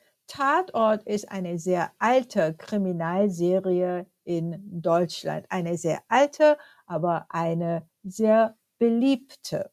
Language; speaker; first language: German; non-native, fluent; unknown